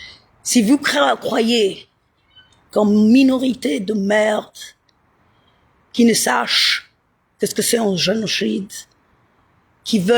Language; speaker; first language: French; non-native, fluent; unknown